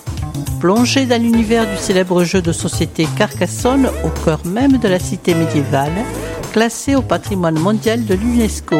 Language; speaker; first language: French; native; French